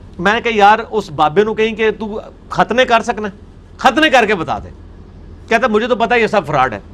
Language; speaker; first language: Urdu; non-native, local second language; Punjabi